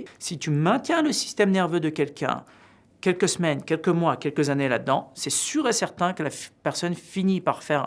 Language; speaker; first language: French; native; French